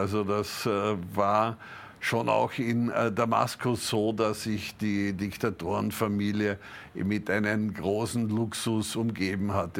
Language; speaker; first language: German; native; German